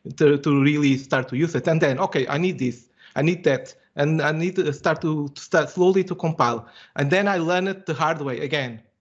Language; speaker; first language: English; non-native, fluent; Portuguese